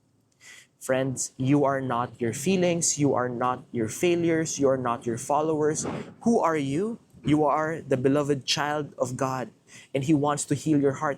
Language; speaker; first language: English; non-native, local second language; Filipino